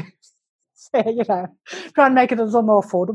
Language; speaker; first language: English; native; English